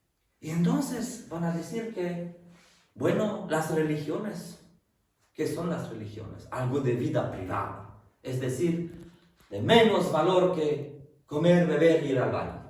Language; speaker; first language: Spanish; non-native, fluent; French